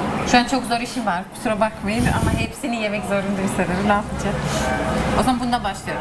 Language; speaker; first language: Turkish; non-native, fluent; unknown